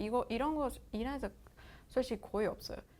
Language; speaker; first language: Korean; non-native, fluent; Persian